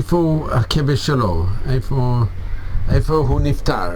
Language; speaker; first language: Hebrew; non-native, fluent; English